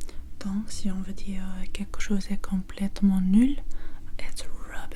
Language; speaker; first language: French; non-native, learner; English